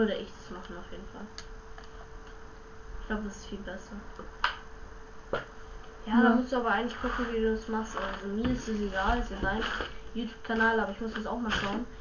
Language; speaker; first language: German; native; German